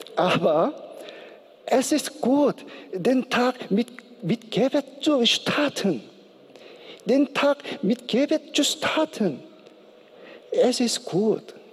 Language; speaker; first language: German; non-native, learner; Korean